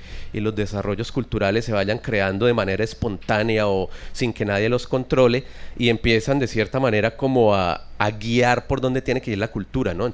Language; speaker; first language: Spanish; native; Spanish